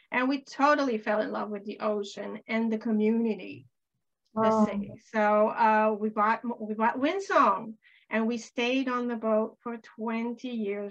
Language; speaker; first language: English; native; English